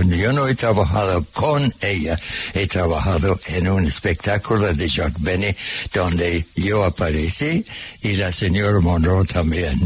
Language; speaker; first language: Spanish; non-native, fluent; English